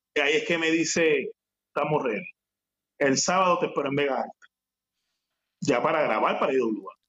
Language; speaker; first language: Spanish; native; Spanish